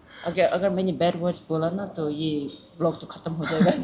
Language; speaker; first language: Hindi; non-native, learner; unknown